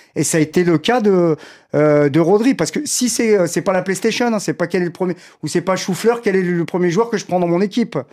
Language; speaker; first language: French; native; French